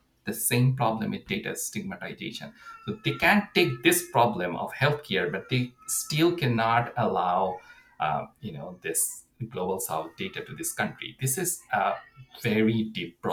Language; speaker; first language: English; non-native, local second language; Bangla